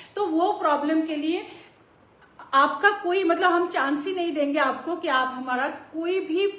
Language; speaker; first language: Hindi; non-native, local second language; Bangla